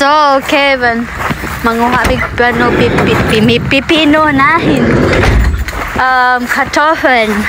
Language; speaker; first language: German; non-native, learner; Cebuano